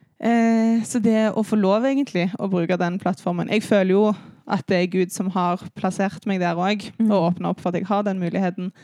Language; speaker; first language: Norwegian; native; Norwegian